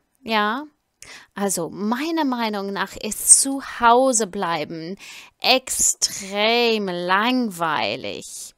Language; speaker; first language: German; non-native, fluent; English